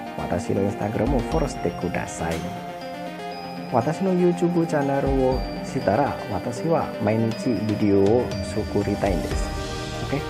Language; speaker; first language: Japanese; non-native, learner; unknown